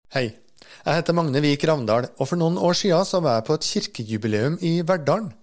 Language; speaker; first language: Norwegian; native; Norwegian